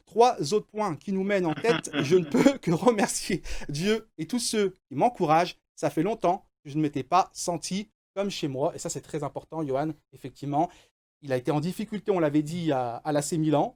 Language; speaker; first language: French; native; French